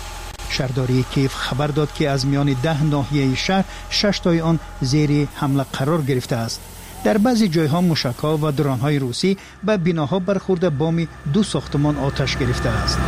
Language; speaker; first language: Tajik; native; Tajik